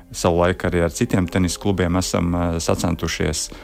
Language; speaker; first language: Latvian; native; Latvian